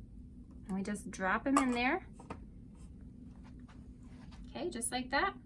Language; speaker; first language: English; native; English